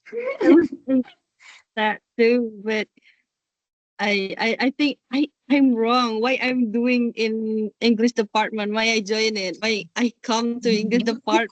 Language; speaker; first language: English; non-native, learner; Indonesian